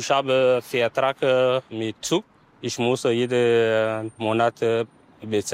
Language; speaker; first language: German; non-native, learner; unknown